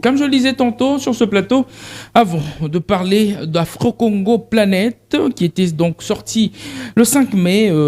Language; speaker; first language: French; non-native, local second language; Lingala